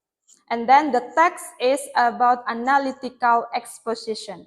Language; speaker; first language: English; non-native, learner; Indonesian